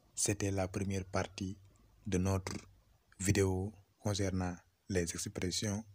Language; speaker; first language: French; non-native, local second language; Wolof